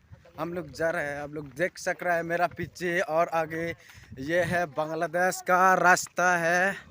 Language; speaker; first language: Hindi; non-native, local second language; Chakma